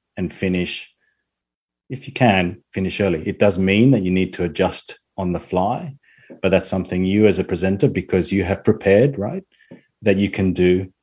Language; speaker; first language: English; non-native, fluent; Spanish